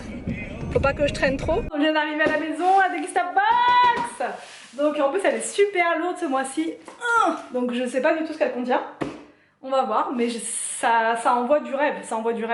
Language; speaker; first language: French; native; French